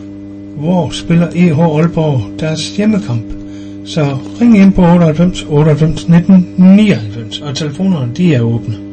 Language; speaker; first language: Danish; native; Danish